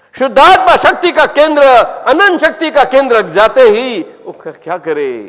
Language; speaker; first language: Hindi; non-native, local second language; Gujarati